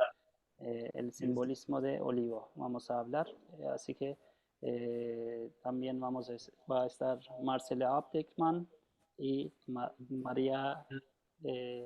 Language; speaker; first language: Spanish; non-native, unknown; Turkish